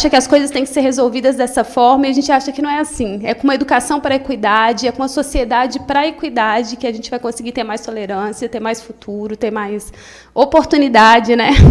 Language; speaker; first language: Portuguese; native; Portuguese